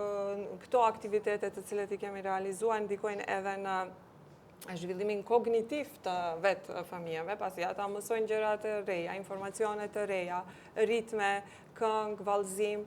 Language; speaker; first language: Albanian; native; Albanian